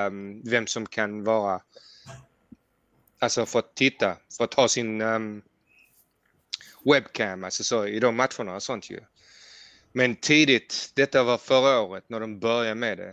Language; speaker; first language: Swedish; early bilingual, heritage; Swedish